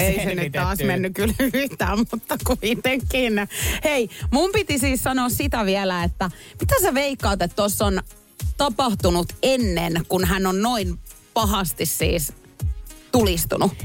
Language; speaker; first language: Finnish; native; Finnish